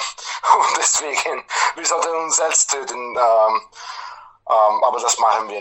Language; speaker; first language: German; non-native, fluent; Italian